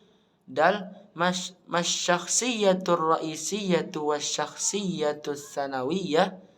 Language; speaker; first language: Arabic; non-native, learner; Indonesian